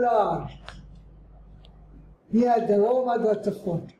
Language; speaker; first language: Hebrew; non-native, fluent; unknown